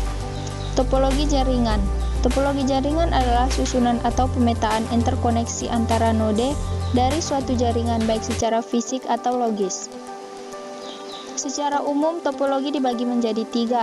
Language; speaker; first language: Indonesian; native; Indonesian